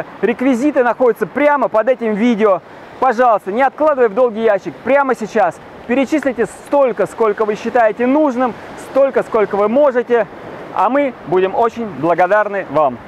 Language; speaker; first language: Russian; native; Russian